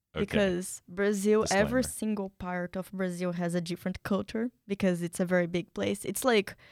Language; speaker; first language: English; non-native, fluent; Portuguese